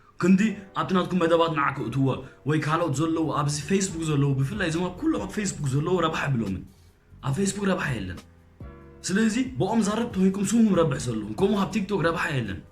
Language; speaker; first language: Tigrinya; native; Tigrinya